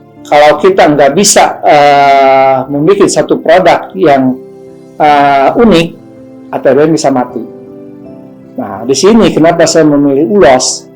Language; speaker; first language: Indonesian; non-native, local second language; Sundanese